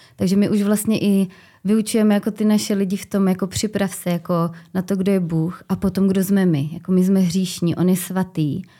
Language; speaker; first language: Czech; native; Czech